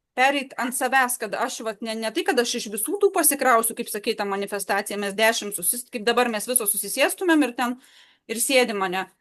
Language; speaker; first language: Lithuanian; native; Lithuanian